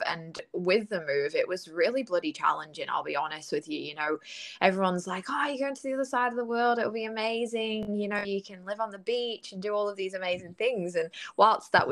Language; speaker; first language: English; native; English